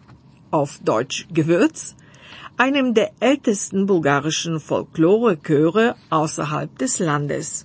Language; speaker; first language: German; non-native, fluent; Bulgarian